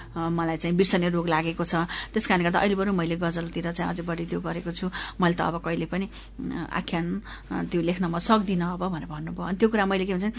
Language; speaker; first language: Nepali; native; Nepali